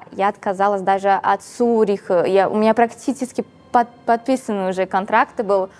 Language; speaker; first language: Russian; non-native, fluent; Portuguese